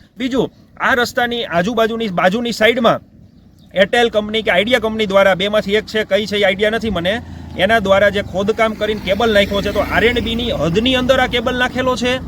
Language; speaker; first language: Gujarati; native; Gujarati